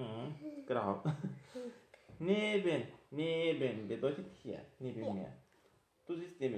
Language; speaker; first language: German; non-native, fluent; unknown